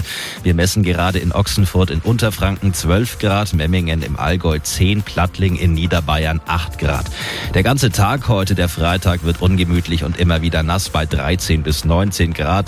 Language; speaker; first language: German; native; German